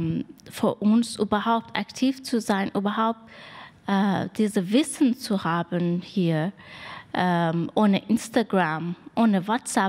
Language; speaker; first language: German; non-native, learner; Persian